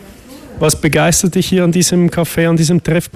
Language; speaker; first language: German; native; German